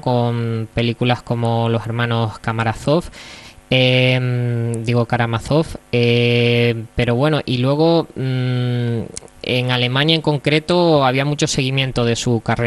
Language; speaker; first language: Spanish; native; Spanish